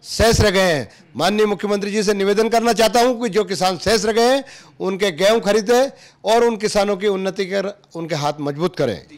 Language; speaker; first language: Hindi; native; Hindi